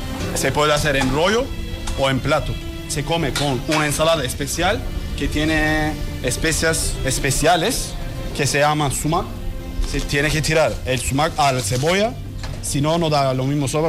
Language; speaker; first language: Spanish; non-native, learner; Turkish